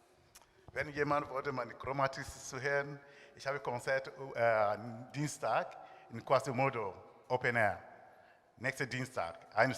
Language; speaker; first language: German; non-native, learner; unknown